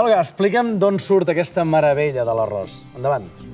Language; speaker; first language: Catalan; native; Catalan